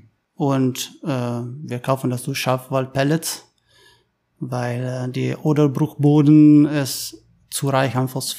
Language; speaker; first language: German; non-native, fluent; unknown